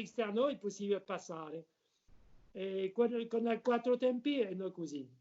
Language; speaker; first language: Italian; non-native, learner; French